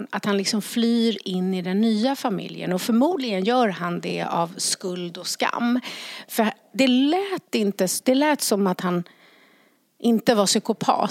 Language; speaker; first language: Swedish; native; Swedish